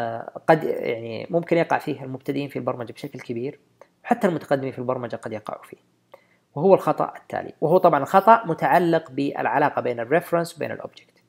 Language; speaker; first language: Arabic; native; Arabic